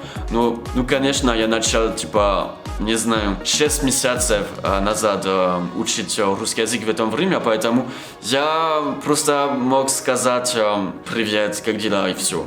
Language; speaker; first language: Russian; non-native, learner; French